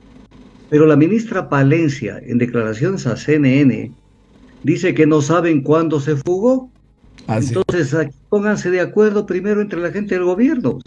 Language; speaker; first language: Spanish; native; Spanish